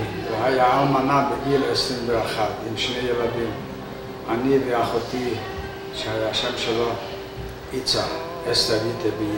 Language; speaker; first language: Hebrew; non-native, fluent; Hungarian